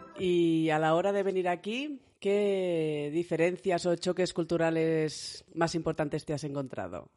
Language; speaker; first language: Spanish; native; Spanish